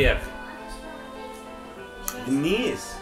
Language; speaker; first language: Russian; non-native, learner; English